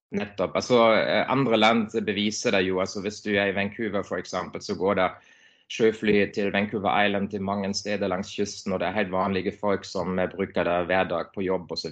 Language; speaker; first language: Norwegian; non-native, fluent; German